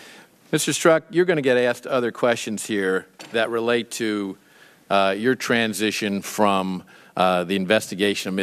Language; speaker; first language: English; native; English